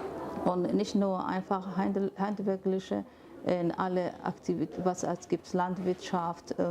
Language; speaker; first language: German; non-native, fluent; Somali